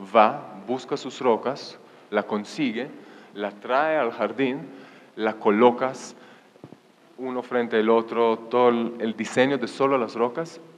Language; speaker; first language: Spanish; non-native, fluent; Hebrew